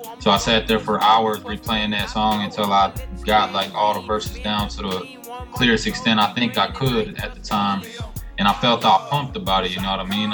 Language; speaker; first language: English; native; English